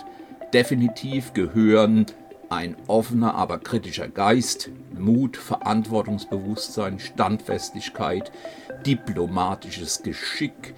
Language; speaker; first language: German; native; German